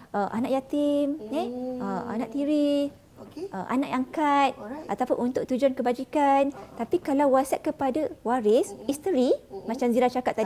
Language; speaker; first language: Malay; native; Malay